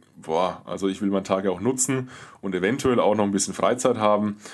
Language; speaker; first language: German; native; German